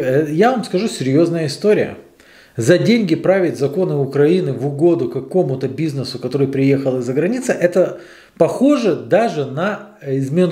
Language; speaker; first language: Russian; native; Russian